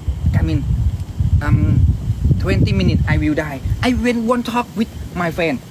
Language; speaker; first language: English; non-native, learner; Thai